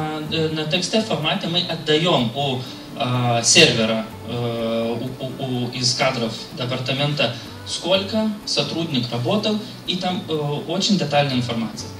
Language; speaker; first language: Russian; non-native, fluent; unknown